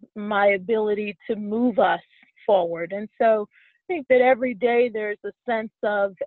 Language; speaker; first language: English; native; English